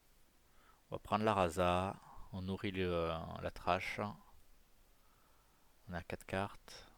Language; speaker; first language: French; native; French